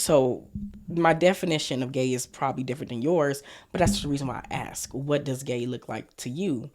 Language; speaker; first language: English; native; English